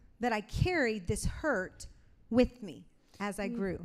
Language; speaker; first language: English; native; English